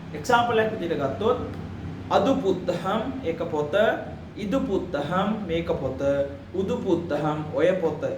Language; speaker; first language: Sinhala; non-native, local second language; Tamil